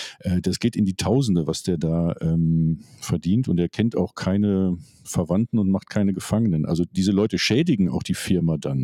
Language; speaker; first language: German; native; German